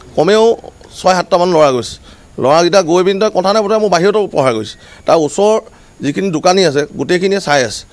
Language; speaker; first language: Assamese; native; Assamese